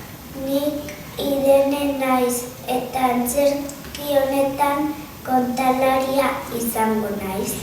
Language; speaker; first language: Basque; non-native, local second language; Spanish